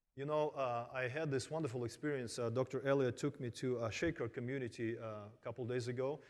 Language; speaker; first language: English; early bilingual, other home language; Korean